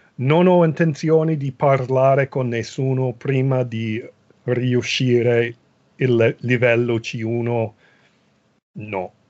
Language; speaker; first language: Italian; non-native, fluent; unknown